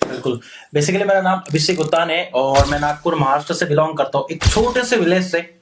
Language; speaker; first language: Hindi; non-native, local second language; Marathi